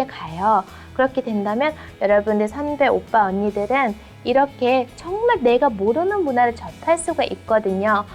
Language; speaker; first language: Korean; non-native, fluent; Mongolian